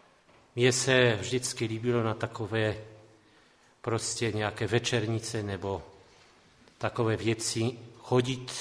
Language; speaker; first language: Czech; non-native, local second language; Polish